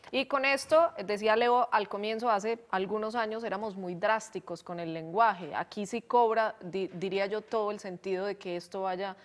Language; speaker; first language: Spanish; native; Spanish